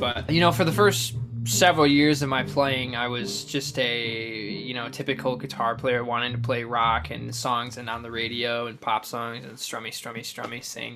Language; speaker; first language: English; native; English